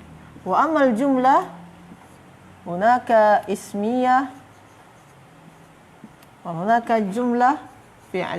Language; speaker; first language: Arabic; non-native, fluent; Malay